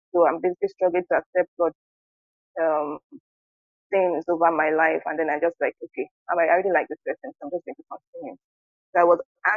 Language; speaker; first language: English; non-native, local second language; Igbo